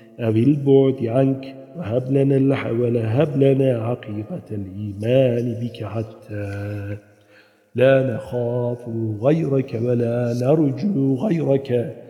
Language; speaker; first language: Arabic; non-native, fluent; Turkish